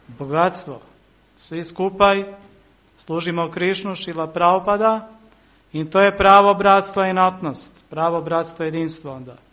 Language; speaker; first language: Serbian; early bilingual, heritage; Serbian